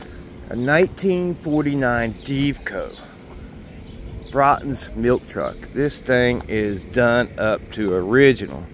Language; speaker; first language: English; native; English